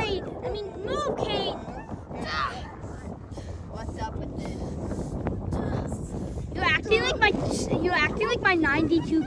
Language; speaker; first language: English; native; English